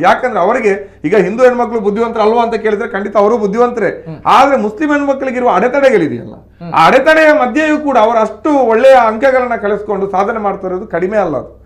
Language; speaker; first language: Kannada; non-native, local second language; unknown